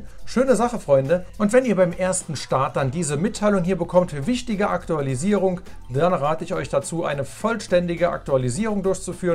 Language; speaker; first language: German; native; German